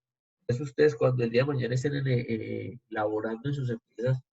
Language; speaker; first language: Spanish; native; Spanish